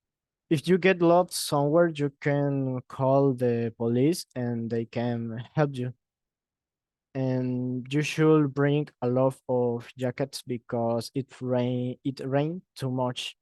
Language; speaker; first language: English; non-native, learner; Spanish